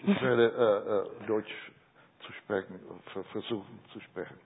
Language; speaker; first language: German; non-native, learner; Czech